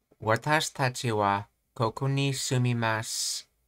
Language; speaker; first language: Japanese; non-native, learner; English